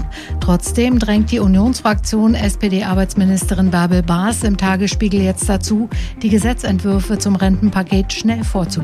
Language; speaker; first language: German; native; German